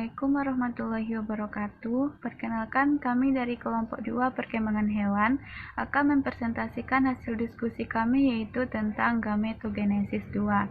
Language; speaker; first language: Indonesian; native; Indonesian